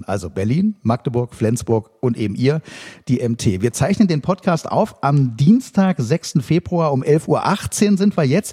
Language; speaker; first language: German; native; German